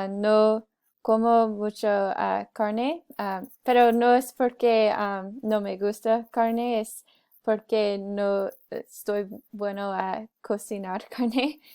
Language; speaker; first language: Spanish; non-native, learner; English